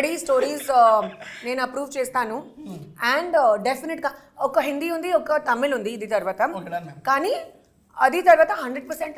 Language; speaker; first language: Telugu; non-native, local second language; Hindi